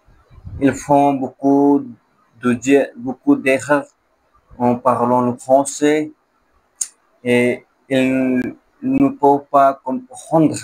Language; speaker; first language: French; non-native, learner; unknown